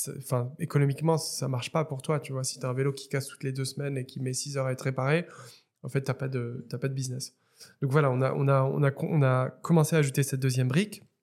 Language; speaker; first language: French; non-native, local second language; Arabic